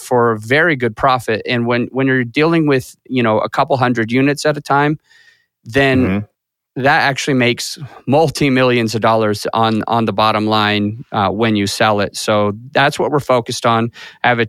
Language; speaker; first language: English; native; English